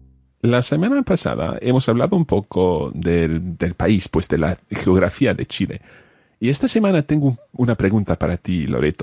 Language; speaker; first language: Spanish; non-native, fluent; English